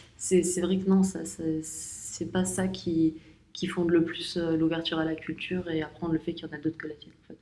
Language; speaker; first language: French; native; French